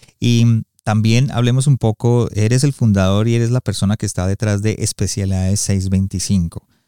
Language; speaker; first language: Spanish; early bilingual, heritage; Spanish